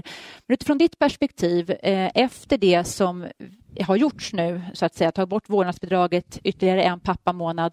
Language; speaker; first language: Swedish; native; Swedish